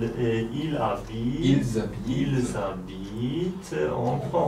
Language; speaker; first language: French; non-native, learner; Polish